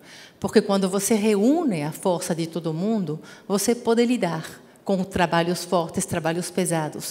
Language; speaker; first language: Portuguese; non-native, fluent; Spanish